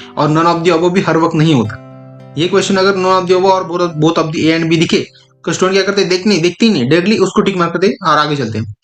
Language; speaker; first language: Hindi; non-native, local second language; Marathi